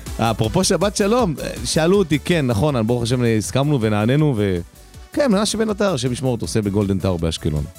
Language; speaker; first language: Hebrew; native; Hebrew